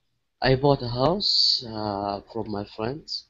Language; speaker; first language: English; non-native, learner; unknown